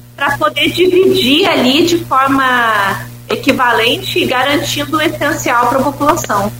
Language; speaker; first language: Portuguese; native; Portuguese